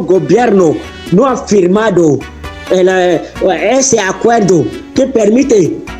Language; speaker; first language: Spanish; non-native, fluent; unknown